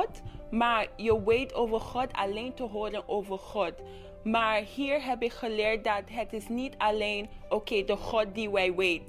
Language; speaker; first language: Dutch; non-native, local second language; English